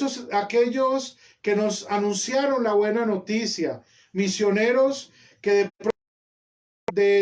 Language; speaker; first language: Spanish; native; Spanish